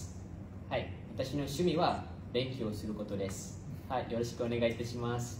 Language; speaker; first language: Japanese; non-native, learner; Malay